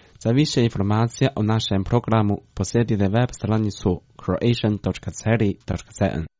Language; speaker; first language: Croatian; non-native, fluent; Chinese